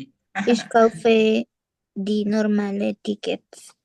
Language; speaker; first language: German; non-native, learner; Filipino